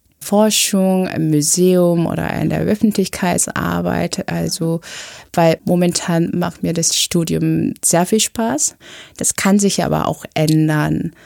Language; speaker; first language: German; non-native, fluent; Korean